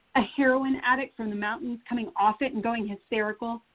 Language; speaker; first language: English; native; English